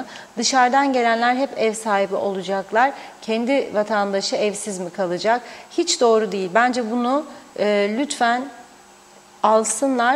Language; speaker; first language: Turkish; native; Turkish